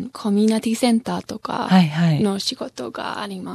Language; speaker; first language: Japanese; non-native, fluent; English